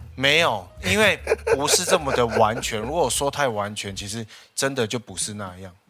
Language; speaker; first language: Chinese; non-native, local second language; Hakka Chinese